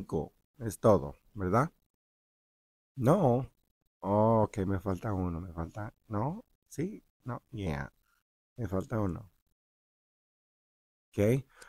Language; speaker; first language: Spanish; early bilingual, heritage; Spanish